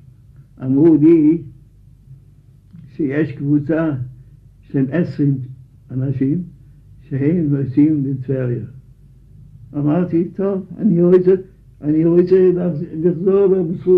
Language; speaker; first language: Hebrew; non-native, fluent; Yiddish